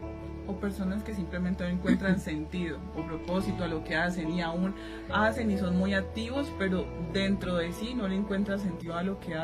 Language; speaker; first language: Spanish; native; Spanish